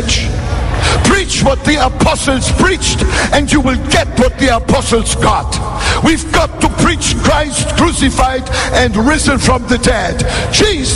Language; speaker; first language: English; non-native, fluent; German